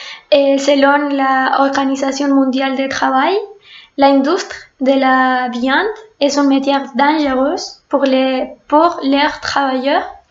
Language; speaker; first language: French; non-native, fluent; Spanish